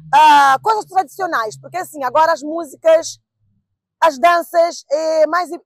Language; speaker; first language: Portuguese; non-native, local second language; Kabuverdianu